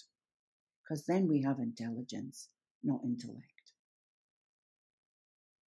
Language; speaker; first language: English; native; English